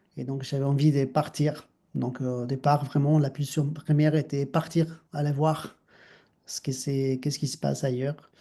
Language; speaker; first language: French; non-native, fluent; Spanish